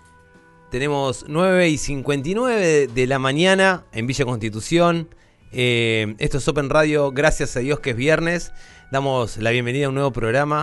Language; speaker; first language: Spanish; native; Spanish